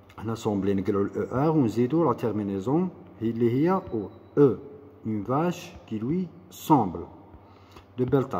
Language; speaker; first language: French; non-native, local second language; Arabic